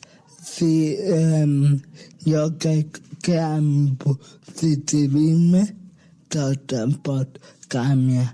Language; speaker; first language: Catalan; non-native, local second language; Spanish